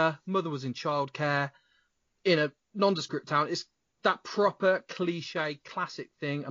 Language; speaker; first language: English; native; English